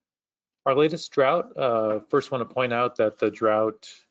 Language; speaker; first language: English; native; English